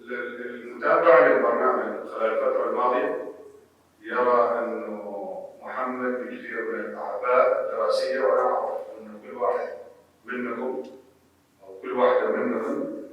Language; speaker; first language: Arabic; native; Arabic